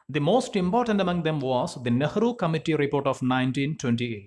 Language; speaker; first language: English; non-native, local second language; Malayalam